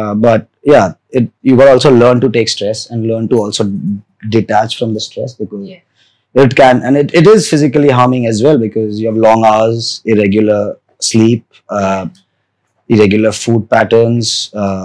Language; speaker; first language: English; non-native, local second language; Gujarati